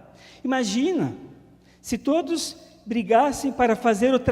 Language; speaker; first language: Portuguese; native; Portuguese